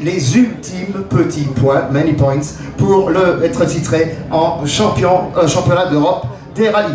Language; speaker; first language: French; native; French